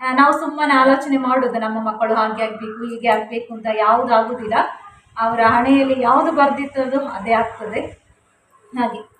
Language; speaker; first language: Kannada; non-native, local second language; Tulu